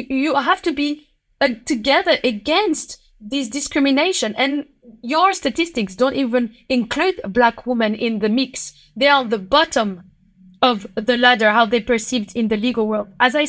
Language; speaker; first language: English; non-native, fluent; French